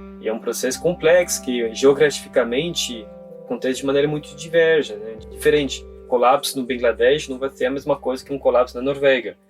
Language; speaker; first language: Portuguese; non-native, fluent; French